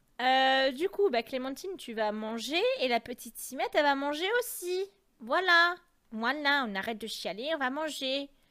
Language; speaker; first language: French; native; French